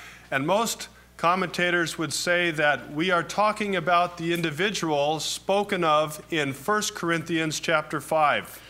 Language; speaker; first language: English; native; English